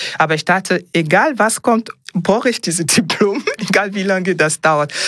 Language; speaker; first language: German; non-native, fluent; French